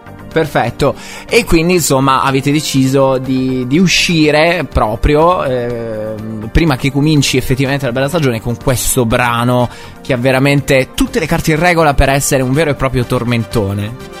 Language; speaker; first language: Italian; native; Italian